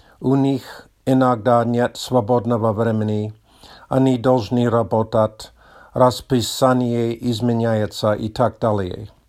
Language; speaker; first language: Russian; non-native, learner; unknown